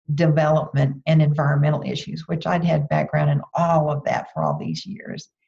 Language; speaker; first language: English; native; English